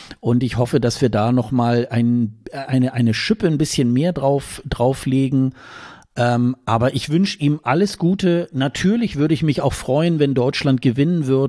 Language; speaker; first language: German; native; German